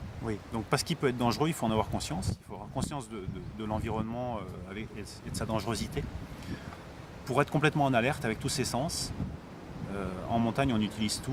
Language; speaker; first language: French; native; French